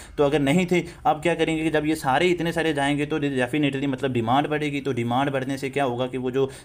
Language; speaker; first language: Hindi; non-native, local second language; Kashmiri